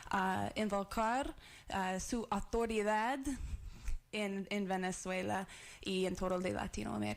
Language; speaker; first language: Spanish; non-native, learner; English